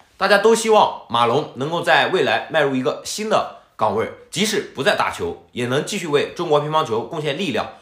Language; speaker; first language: Chinese; native; Chinese